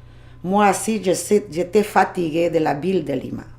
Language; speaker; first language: French; non-native, learner; Spanish